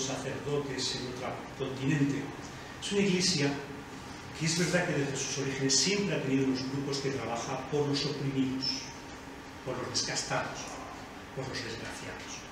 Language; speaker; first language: Spanish; native; Spanish